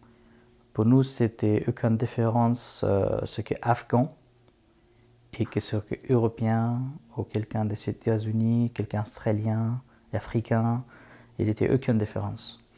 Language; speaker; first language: French; non-native, fluent; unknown